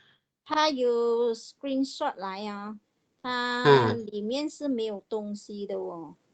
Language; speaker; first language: Chinese; native; Chinese